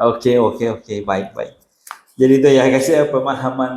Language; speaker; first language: Indonesian; native; Indonesian